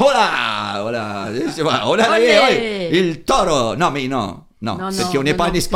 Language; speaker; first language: French; non-native, fluent; Italian